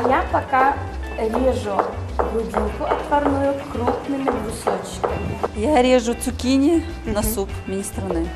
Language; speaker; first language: Russian; native; Russian